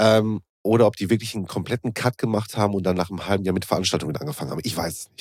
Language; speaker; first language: German; native; German